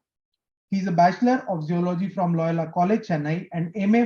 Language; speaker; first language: English; non-native, local second language; Hindi